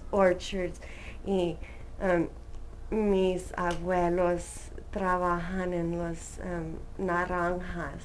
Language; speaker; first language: Spanish; early bilingual, heritage; Spanish